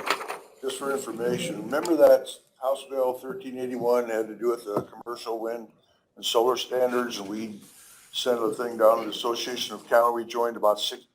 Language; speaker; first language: English; native; English